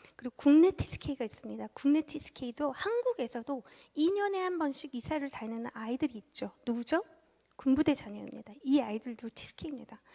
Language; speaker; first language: Korean; early bilingual, heritage; Korean